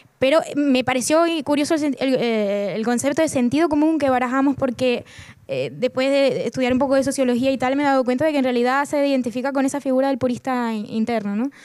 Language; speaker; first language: Spanish; native; Spanish